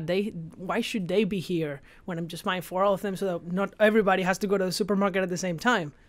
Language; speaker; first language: English; non-native, fluent; Spanish